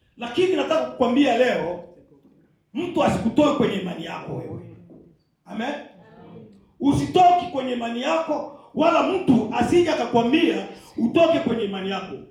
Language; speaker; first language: Swahili; native; Swahili